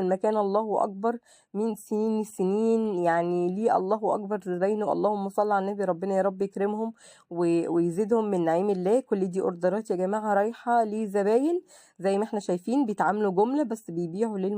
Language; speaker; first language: Arabic; native; Arabic